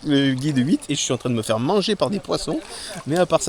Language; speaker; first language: French; native; French